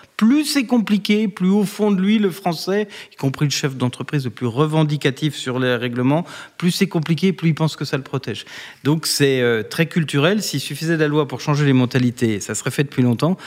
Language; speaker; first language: French; native; French